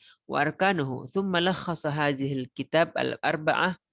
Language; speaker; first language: Arabic; non-native, fluent; Indonesian